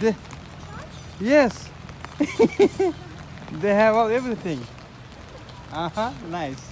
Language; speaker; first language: English; non-native, learner; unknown